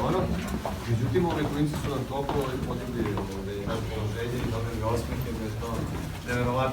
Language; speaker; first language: Bosnian; native; Bosnian